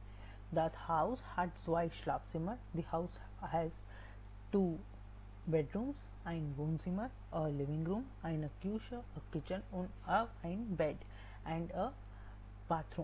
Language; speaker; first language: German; non-native, fluent; Hindi